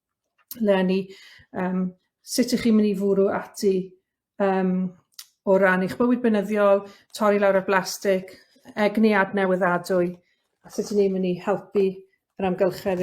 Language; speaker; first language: Welsh; native; Welsh